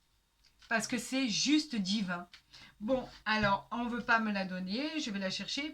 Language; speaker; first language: French; native; French